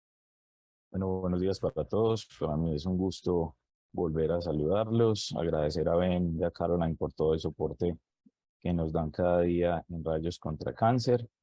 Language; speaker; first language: Spanish; native; Spanish